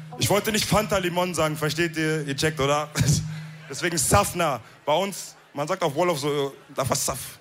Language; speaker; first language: German; early bilingual, other home language; Wolof